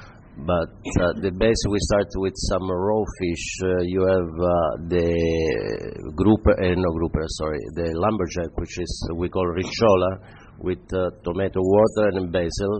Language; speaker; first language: English; non-native, fluent; Italian